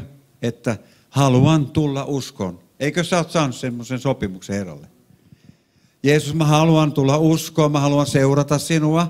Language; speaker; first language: Finnish; non-native, fluent; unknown